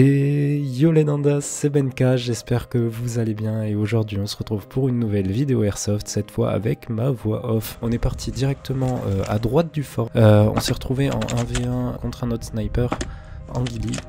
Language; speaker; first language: French; native; French